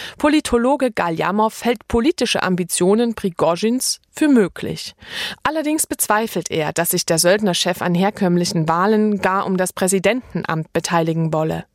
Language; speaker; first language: German; native; German